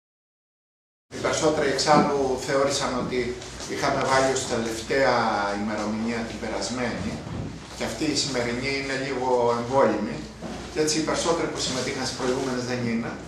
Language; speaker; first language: Greek; native; Greek